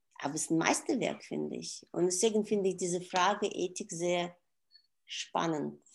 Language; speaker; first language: German; non-native, fluent; Russian